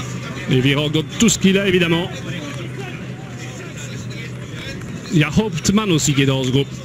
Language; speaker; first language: French; native; French